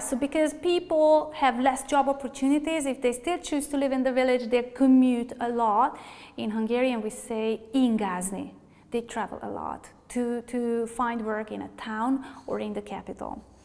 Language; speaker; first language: English; non-native, fluent; Hungarian